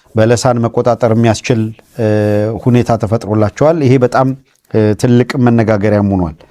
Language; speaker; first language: Amharic; native; Amharic